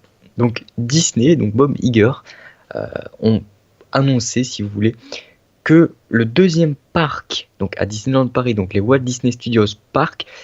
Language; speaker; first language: French; native; French